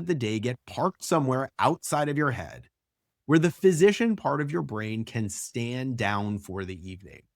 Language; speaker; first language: English; native; English